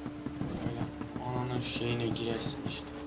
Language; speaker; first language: Turkish; native; Turkish